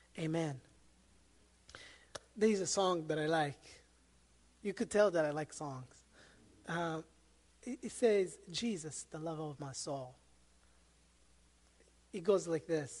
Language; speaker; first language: English; non-native, local second language; Kinyarwanda